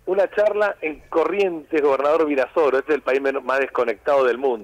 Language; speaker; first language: Spanish; native; Spanish